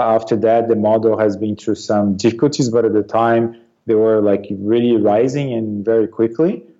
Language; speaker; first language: English; non-native, fluent; Portuguese